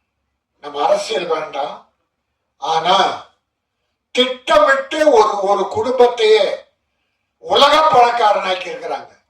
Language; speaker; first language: Tamil; native; Tamil